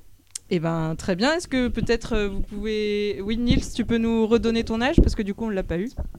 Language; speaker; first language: French; native; French